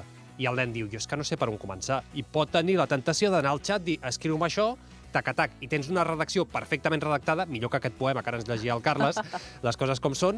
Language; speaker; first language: Catalan; native; Catalan